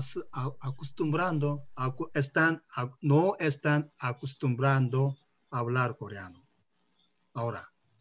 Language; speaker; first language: Spanish; non-native, learner; Korean